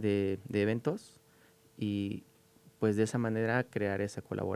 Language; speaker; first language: Spanish; native; Spanish